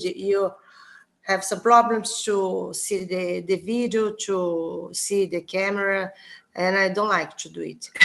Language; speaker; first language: English; non-native, learner; Portuguese